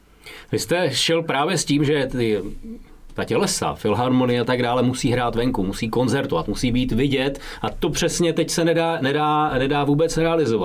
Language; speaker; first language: Czech; native; Czech